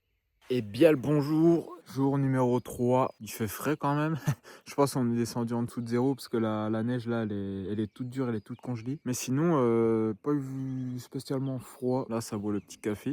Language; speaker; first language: French; native; French